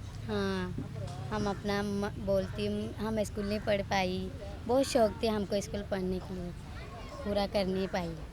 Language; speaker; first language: Hindi; non-native, learner; Rohingya